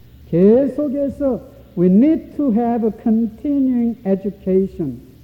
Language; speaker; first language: English; non-native, fluent; Korean